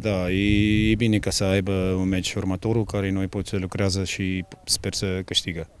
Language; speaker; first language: Romanian; non-native, learner; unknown